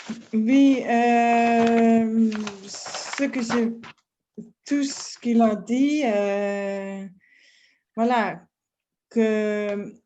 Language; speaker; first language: French; non-native, fluent; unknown